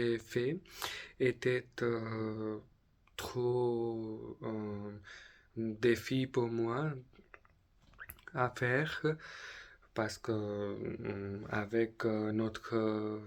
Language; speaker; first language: French; non-native, learner; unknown